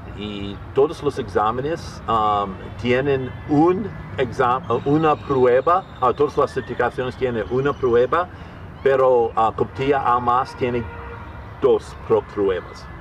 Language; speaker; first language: Spanish; non-native, learner; English